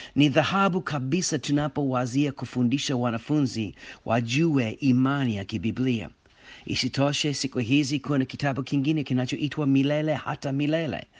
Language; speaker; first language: Swahili; non-native, fluent; English